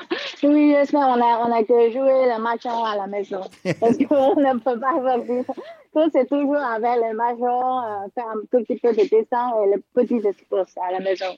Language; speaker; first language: French; non-native, fluent; Chinese